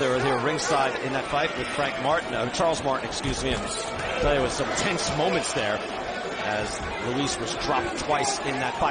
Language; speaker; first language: English; native; English